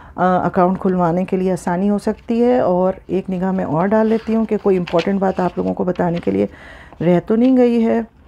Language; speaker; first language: Urdu; native; Urdu